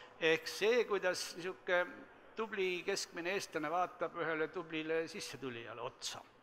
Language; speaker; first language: Estonian; native; Estonian